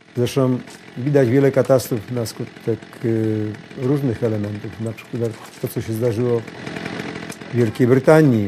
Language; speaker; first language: Polish; native; Polish